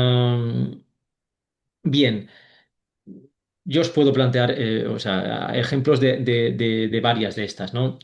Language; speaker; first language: Spanish; native; Spanish